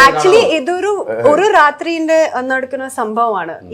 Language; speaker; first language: Malayalam; early bilingual, heritage; Malayalam